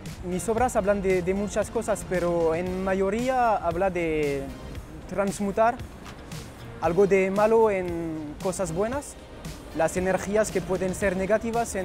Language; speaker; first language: Spanish; early bilingual, heritage; French